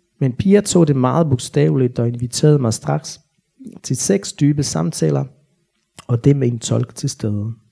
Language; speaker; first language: Danish; non-native, fluent; Bosnian